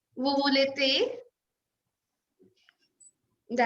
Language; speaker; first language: French; non-native, fluent; Hindi